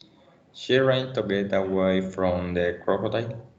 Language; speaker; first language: English; non-native, learner; Spanish